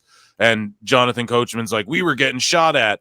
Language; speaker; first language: English; native; English